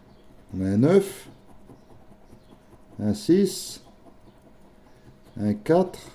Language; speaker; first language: French; native; French